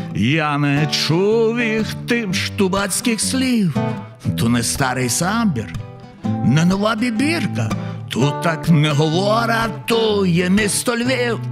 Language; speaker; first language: Ukrainian; native; Ukrainian